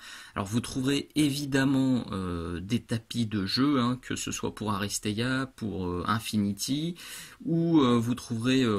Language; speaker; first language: French; native; French